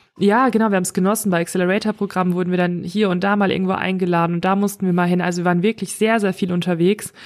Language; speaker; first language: German; native; German